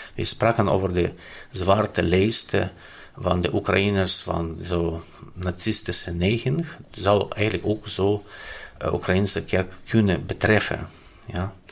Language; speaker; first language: Dutch; non-native, fluent; Ukrainian